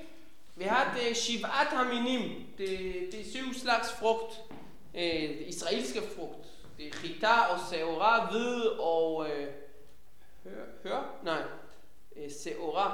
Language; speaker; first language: Danish; non-native, fluent; Hebrew